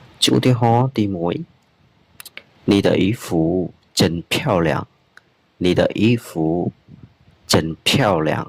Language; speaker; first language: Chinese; non-native, fluent; Khmer